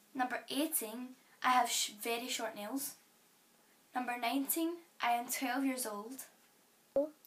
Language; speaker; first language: English; native; English